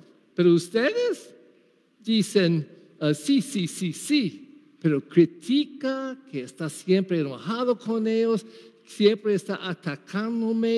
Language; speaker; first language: Spanish; non-native, learner; English